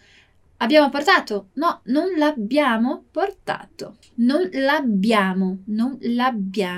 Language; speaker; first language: Italian; non-native, fluent; Portuguese